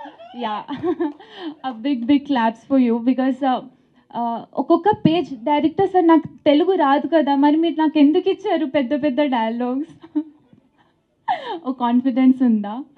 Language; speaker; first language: Telugu; non-native, learner; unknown